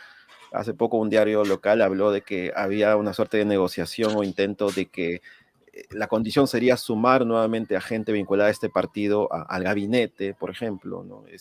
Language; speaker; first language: Spanish; native; Spanish